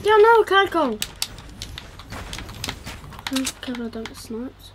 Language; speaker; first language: English; native; English